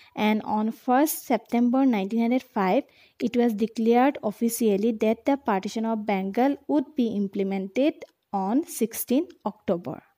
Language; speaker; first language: English; non-native, local second language; Assamese